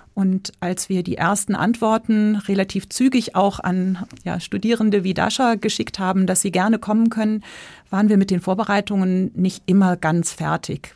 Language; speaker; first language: German; native; German